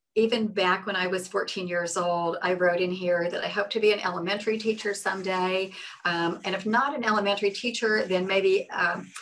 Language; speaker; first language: English; native; English